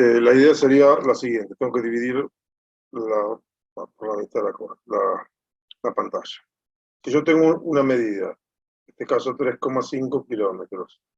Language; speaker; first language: Spanish; native; Spanish